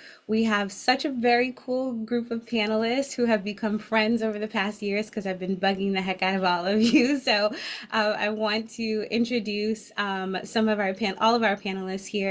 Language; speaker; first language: English; native; English